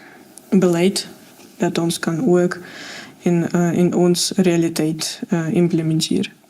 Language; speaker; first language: Afrikaans; non-native, fluent; Russian